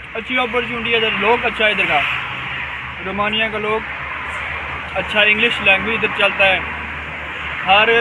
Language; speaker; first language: Urdu; non-native, local second language; Punjabi